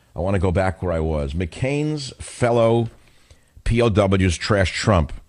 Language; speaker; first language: English; native; English